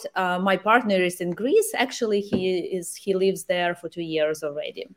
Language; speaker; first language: English; non-native, fluent; Ukrainian